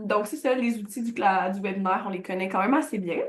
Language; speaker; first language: French; native; French